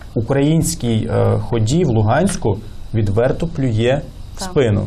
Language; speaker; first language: Ukrainian; native; Ukrainian